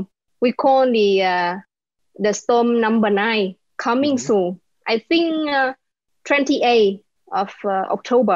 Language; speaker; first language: English; non-native, learner; Vietnamese